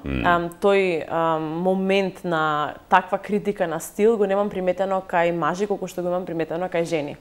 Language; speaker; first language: Macedonian; native; Macedonian